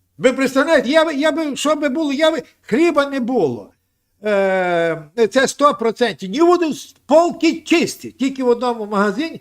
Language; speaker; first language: Ukrainian; native; Ukrainian